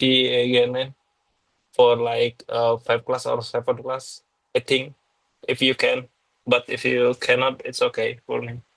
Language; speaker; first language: English; non-native, learner; Indonesian